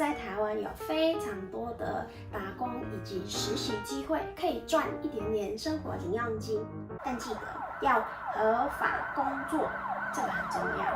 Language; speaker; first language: Chinese; non-native, fluent; Mongolian